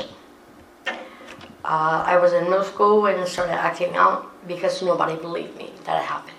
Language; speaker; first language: English; native; English